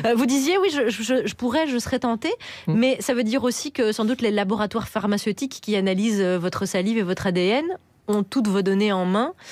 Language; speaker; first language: French; native; French